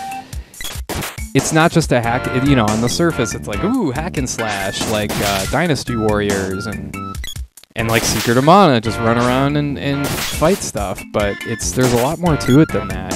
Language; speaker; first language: English; native; English